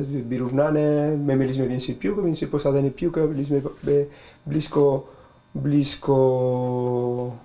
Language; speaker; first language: Polish; non-native, learner; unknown